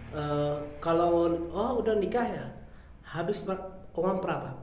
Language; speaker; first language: Indonesian; non-native, learner; Arabic